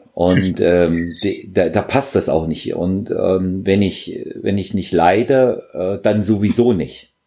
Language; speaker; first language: German; native; German